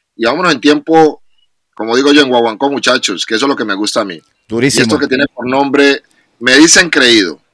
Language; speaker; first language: Spanish; native; Spanish